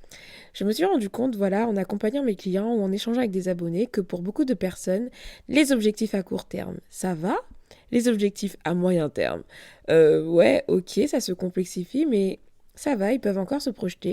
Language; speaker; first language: French; native; French